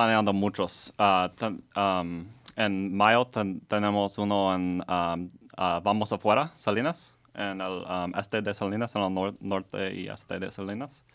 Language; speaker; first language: Spanish; non-native, learner; English